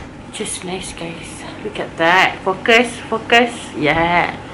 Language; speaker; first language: English; non-native, local second language; Malay